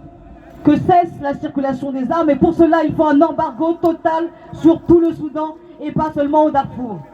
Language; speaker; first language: French; native; French